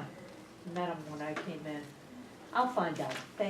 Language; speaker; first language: English; native; English